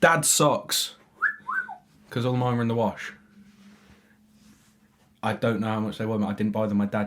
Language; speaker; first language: English; native; English